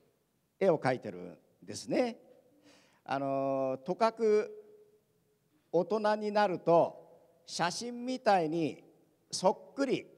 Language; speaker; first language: Japanese; native; Japanese